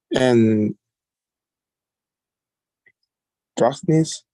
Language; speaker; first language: English; non-native, learner; Spanish